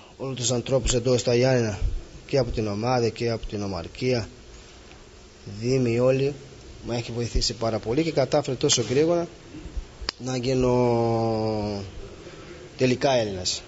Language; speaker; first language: Greek; non-native, fluent; Portuguese